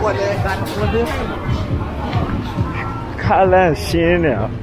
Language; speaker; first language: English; non-native, learner; Burmese